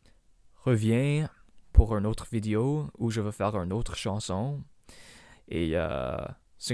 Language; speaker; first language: French; non-native, local second language; English